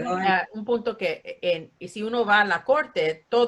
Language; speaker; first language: Spanish; early bilingual, heritage; Spanish